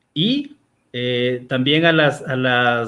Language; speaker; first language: Spanish; native; Spanish